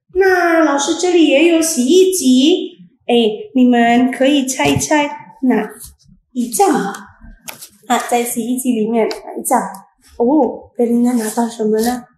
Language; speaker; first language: Chinese; non-native, fluent; Indonesian